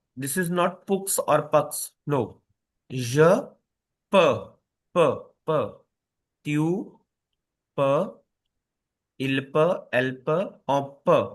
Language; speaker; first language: French; non-native, fluent; Hindi